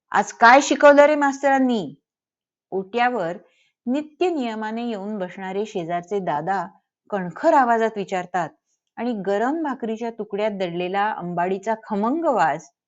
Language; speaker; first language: Marathi; early bilingual, heritage; Marathi